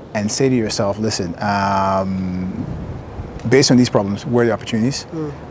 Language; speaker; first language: English; native; English